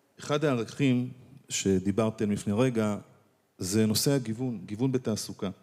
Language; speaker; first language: Hebrew; native; Hebrew